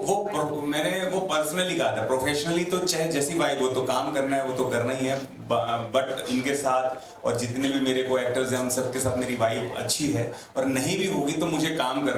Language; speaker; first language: Hindi; native; Hindi